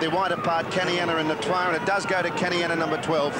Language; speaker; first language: English; native; English